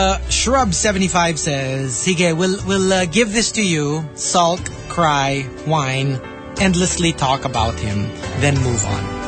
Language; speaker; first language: English; non-native, local second language; Filipino